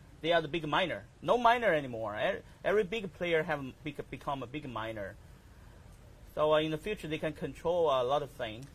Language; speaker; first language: English; non-native, learner; Chinese